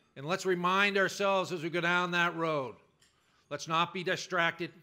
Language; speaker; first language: English; native; English